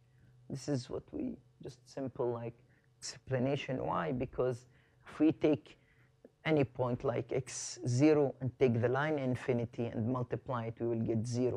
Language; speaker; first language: English; non-native, fluent; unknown